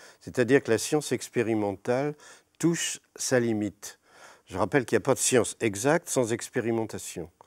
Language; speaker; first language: French; native; French